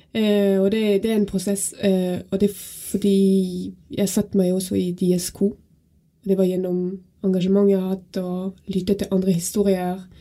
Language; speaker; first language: Norwegian; non-native, fluent; French